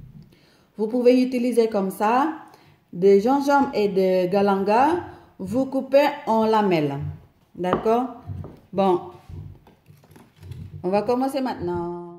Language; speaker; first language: French; non-native, fluent; Indonesian